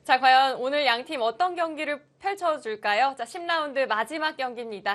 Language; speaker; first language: Korean; native; Korean